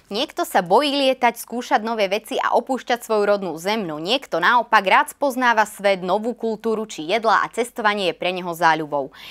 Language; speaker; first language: Slovak; native; Slovak